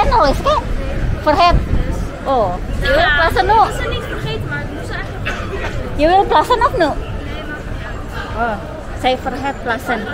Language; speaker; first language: Dutch; non-native, learner; Indonesian